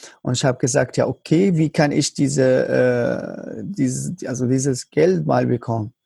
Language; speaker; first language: German; non-native, learner; Arabic